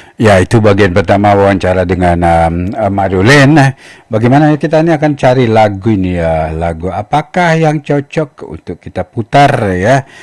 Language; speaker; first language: Indonesian; native; Indonesian